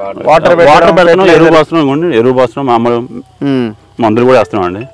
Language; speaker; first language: Telugu; native; Telugu